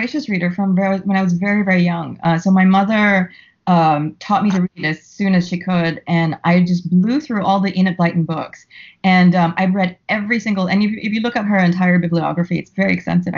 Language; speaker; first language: English; native; English